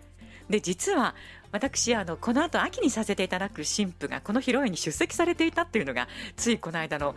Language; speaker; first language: Japanese; native; Japanese